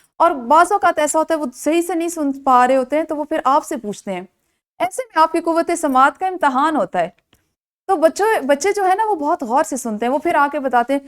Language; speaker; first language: Urdu; non-native, local second language; Punjabi